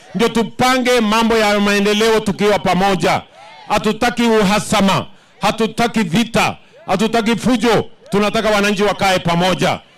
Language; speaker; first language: Swahili; non-native, local second language; Kalenjin